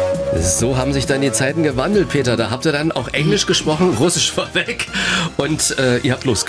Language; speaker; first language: German; native; German